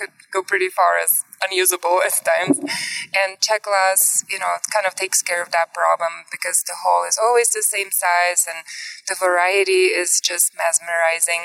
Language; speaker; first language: English; non-native, fluent; Czech